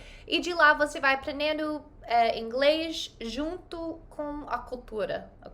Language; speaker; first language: Portuguese; non-native, fluent; English